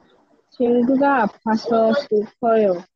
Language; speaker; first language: Korean; non-native, learner; English